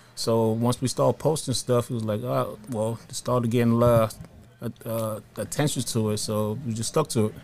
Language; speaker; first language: English; early bilingual, other home language; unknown